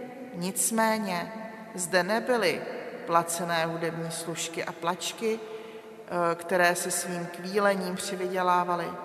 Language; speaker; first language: Czech; native; Czech